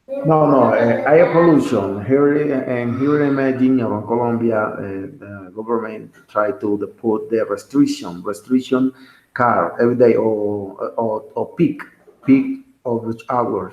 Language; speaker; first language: English; non-native, learner; Spanish